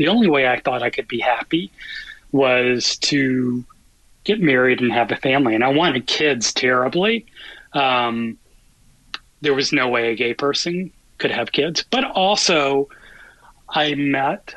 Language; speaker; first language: English; native; English